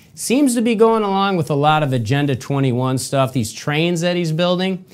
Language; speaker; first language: English; native; English